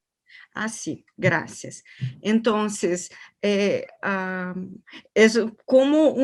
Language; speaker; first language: Spanish; non-native, learner; Portuguese